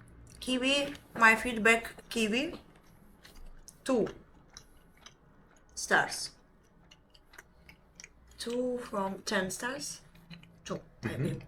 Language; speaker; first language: English; non-native, learner; Russian